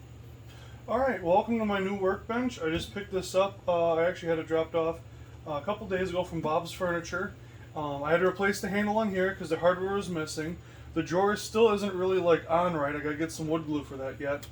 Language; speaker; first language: English; native; English